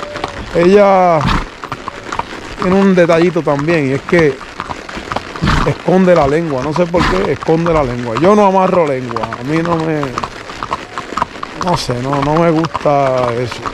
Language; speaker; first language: Spanish; native; Spanish